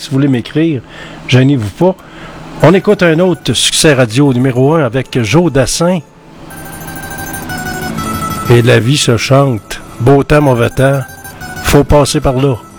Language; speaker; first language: French; native; French